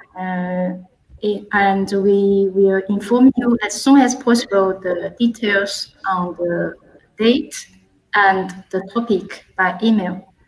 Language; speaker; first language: English; non-native, fluent; Chinese